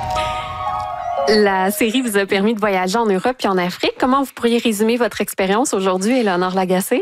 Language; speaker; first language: French; native; French